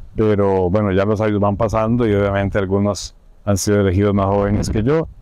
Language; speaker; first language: Spanish; native; Spanish